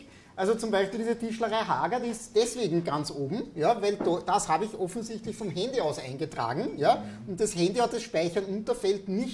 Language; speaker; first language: German; native; German